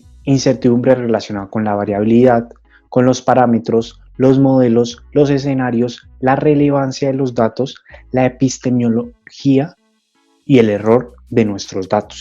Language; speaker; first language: Spanish; native; Spanish